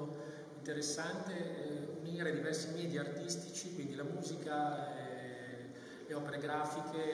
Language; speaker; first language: Italian; native; Italian